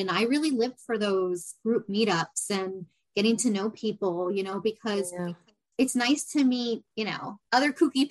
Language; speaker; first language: English; native; English